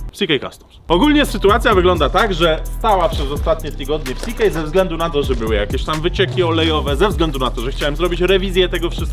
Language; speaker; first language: Polish; native; Polish